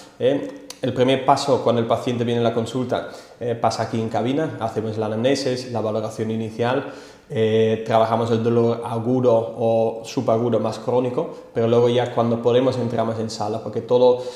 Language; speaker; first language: Spanish; non-native, fluent; Dutch